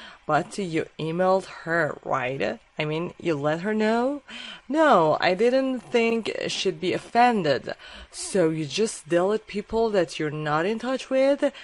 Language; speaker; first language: English; non-native, fluent; Persian